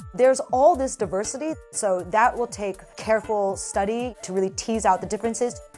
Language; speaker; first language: English; native; English